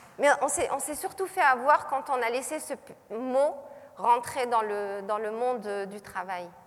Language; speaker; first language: French; non-native, local second language; Arabic